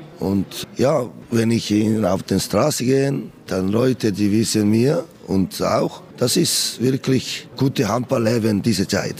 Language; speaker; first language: German; non-native, learner; Korean